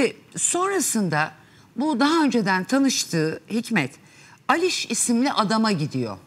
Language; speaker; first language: Turkish; native; Turkish